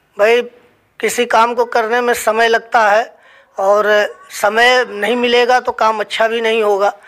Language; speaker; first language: Hindi; native; Hindi